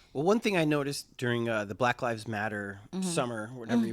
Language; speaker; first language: English; native; English